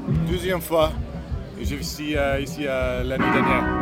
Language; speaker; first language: French; non-native, learner; English